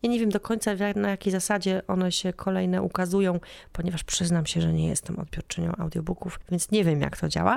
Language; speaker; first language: Polish; native; Polish